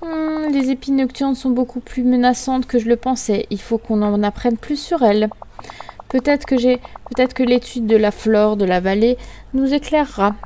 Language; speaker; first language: French; native; French